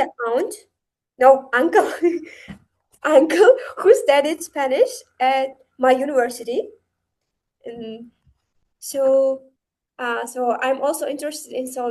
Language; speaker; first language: English; non-native, learner; Uzbek